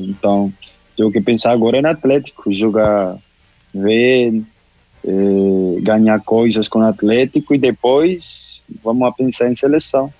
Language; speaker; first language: Portuguese; non-native, local second language; Spanish